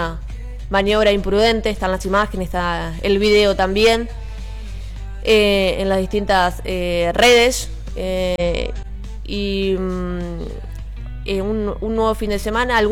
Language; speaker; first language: Spanish; native; Spanish